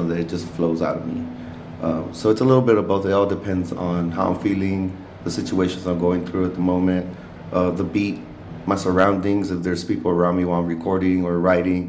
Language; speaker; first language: English; early bilingual, other home language; Spanish